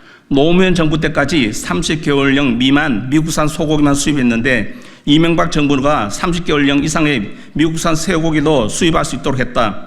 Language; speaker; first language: Korean; native; Korean